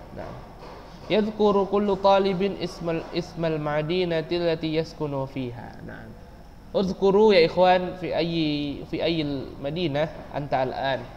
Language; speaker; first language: Arabic; non-native, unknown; Indonesian